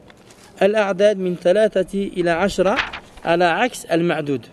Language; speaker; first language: Arabic; non-native, fluent; French